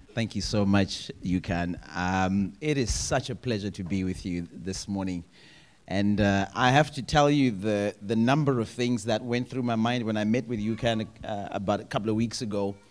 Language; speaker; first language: English; non-native, local second language; Shona